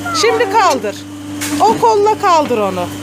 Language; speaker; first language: Turkish; native; Turkish